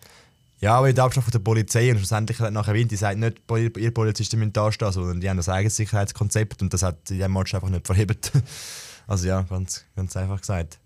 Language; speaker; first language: German; native; German